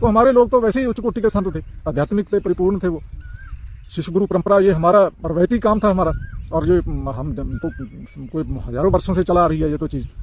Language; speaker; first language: Hindi; non-native, local second language; Punjabi